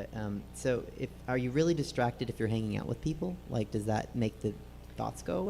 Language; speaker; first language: English; native; English